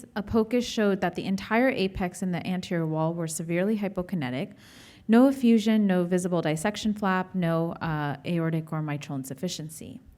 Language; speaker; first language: English; native; English